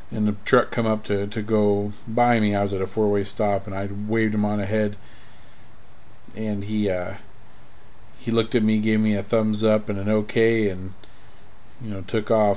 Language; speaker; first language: English; native; English